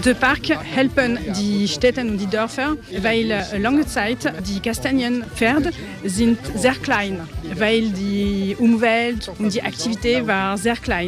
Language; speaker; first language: German; non-native, learner; French